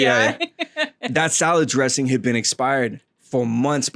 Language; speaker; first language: English; native; English